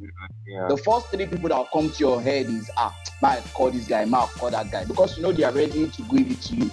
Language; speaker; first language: English; non-native, local second language; Yoruba